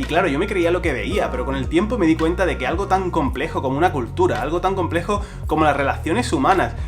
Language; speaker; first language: Spanish; native; Spanish